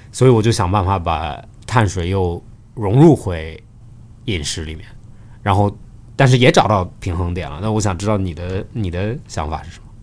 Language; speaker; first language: Chinese; native; Chinese